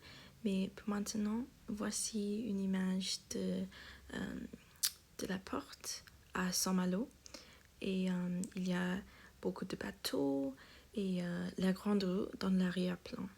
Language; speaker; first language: French; non-native, learner; English